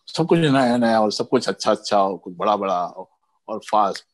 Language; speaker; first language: Hindi; early bilingual, other home language; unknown